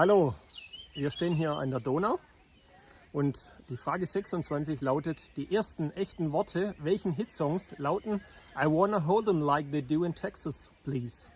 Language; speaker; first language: German; non-native, learner; English